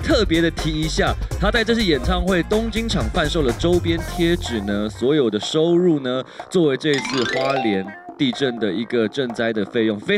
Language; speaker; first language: Chinese; native; Chinese